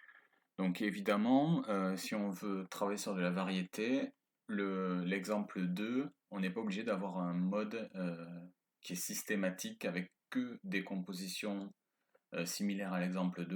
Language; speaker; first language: French; native; French